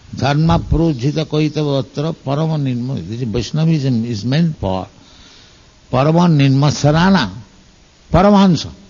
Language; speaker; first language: English; non-native, local second language; Bangla